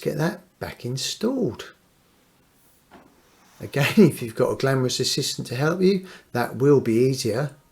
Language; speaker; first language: English; native; English